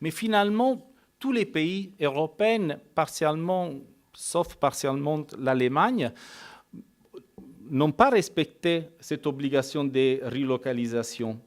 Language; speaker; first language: French; non-native, fluent; Italian